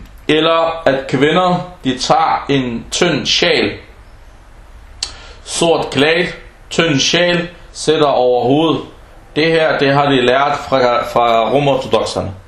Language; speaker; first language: Danish; non-native, fluent; Arabic